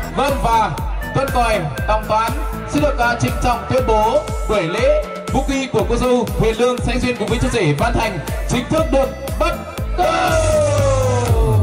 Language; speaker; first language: Vietnamese; non-native, local second language; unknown